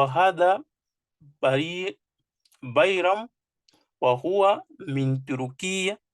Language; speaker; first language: Arabic; non-native, fluent; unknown